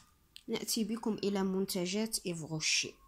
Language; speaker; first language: Arabic; native; Arabic